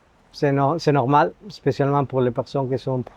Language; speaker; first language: French; non-native, fluent; Spanish